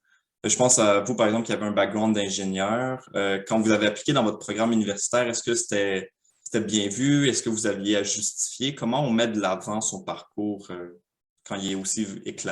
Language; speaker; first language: French; native; French